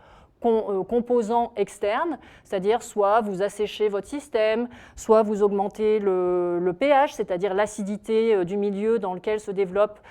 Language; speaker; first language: French; native; French